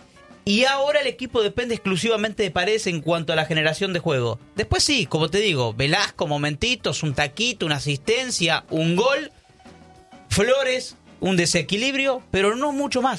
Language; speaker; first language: Spanish; native; Spanish